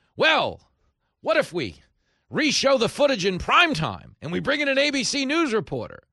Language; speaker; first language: English; native; English